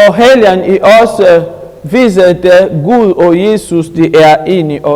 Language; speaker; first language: Danish; non-native, learner; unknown